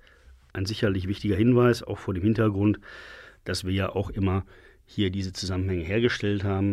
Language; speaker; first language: German; native; German